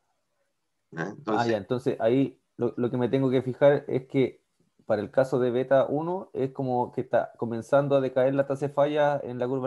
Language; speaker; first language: Spanish; native; Spanish